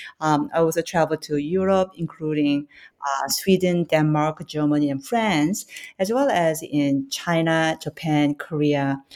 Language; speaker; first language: English; non-native, fluent; Korean